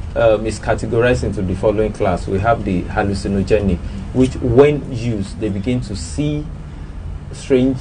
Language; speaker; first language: English; non-native, local second language; Yoruba